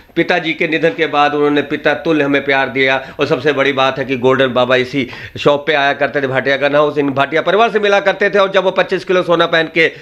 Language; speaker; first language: Hindi; native; Hindi